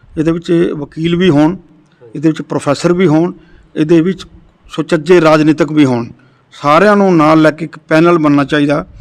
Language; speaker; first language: Punjabi; native; Punjabi